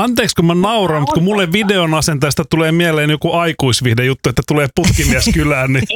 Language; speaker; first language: Finnish; native; Finnish